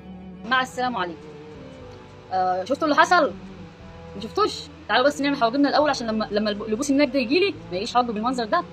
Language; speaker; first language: Arabic; native; Arabic